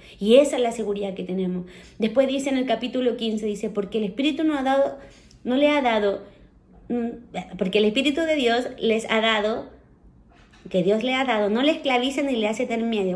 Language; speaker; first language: Spanish; native; Spanish